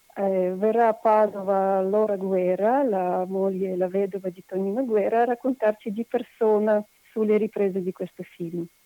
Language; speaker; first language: Italian; non-native, fluent; Russian